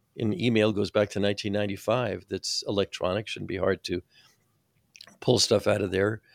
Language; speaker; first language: English; native; English